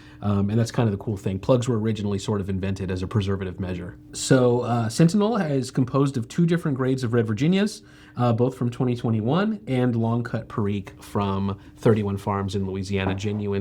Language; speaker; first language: English; native; English